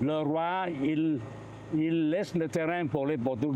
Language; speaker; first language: French; non-native, learner; Thai